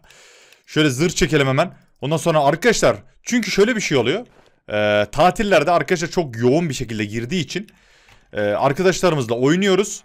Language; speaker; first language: Turkish; native; Turkish